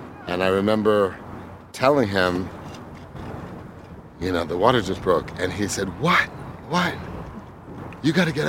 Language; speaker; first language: English; native; English